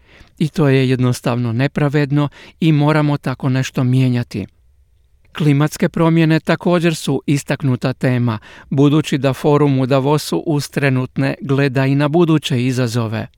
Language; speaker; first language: Croatian; native; Croatian